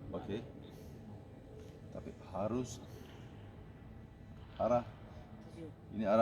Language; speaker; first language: Indonesian; non-native, learner; Turkish